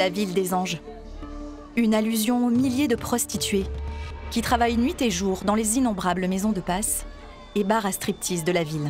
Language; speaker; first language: French; native; French